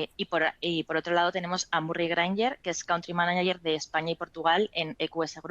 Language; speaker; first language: Spanish; native; Spanish